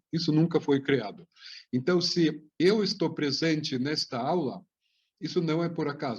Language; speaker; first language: Portuguese; non-native, fluent; Hebrew